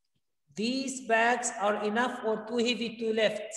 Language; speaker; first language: English; non-native, fluent; Arabic